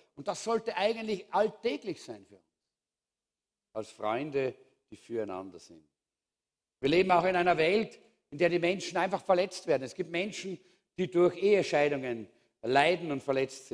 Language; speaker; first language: German; native; German